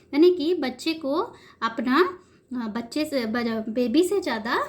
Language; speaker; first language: Hindi; non-native, local second language; Kannada